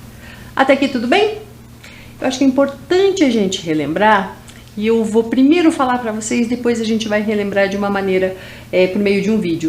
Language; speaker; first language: Portuguese; native; Portuguese